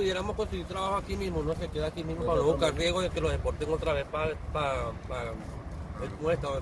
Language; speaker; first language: Spanish; native; Spanish